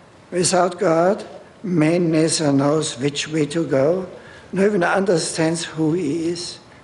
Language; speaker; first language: English; non-native, fluent; German